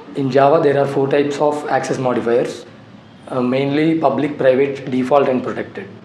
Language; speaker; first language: English; non-native, local second language; Telugu